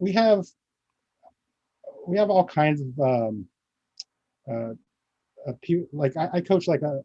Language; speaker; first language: English; early bilingual, other home language; Filipino